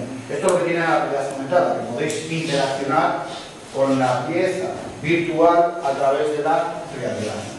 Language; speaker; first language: Spanish; native; Spanish